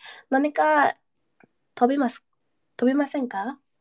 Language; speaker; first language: Japanese; non-native, learner; English